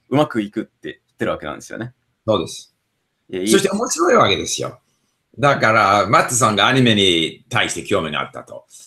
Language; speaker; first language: Japanese; non-native, fluent; English